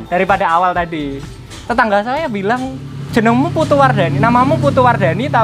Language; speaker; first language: Indonesian; non-native, local second language; Javanese